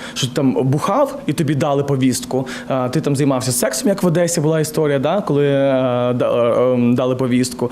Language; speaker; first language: Ukrainian; native; Ukrainian